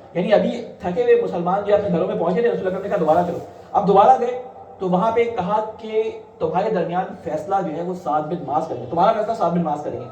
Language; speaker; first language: Urdu; native; Urdu